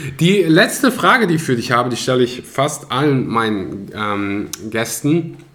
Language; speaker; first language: German; early bilingual, other home language; Russian